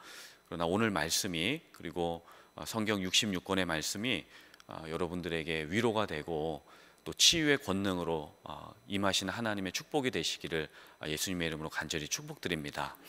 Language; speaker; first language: Korean; native; Korean